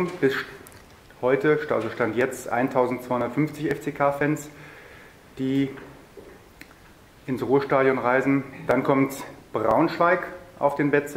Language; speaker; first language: German; native; German